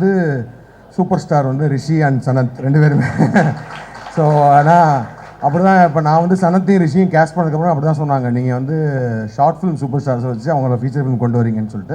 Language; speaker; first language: Tamil; native; Tamil